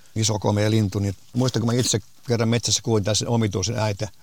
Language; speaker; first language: Finnish; native; Finnish